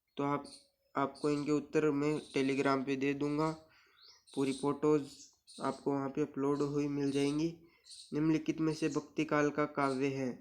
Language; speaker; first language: Hindi; native; Hindi